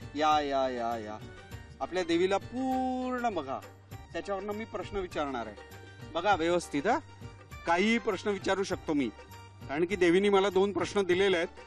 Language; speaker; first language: Marathi; native; Marathi